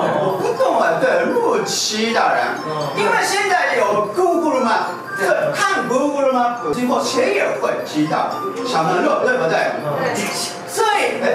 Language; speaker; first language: Chinese; non-native, fluent; Japanese